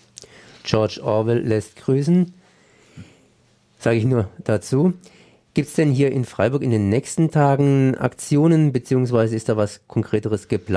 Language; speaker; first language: German; native; German